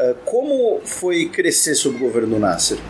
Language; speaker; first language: Portuguese; native; Portuguese